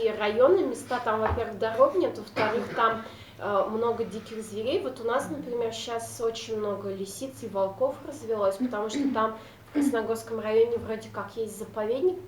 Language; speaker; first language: Russian; non-native, local second language; Udmurt